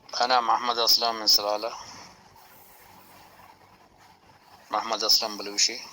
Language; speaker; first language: Arabic; non-native, learner; Urdu